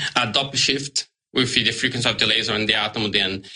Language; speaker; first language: English; non-native, learner; Portuguese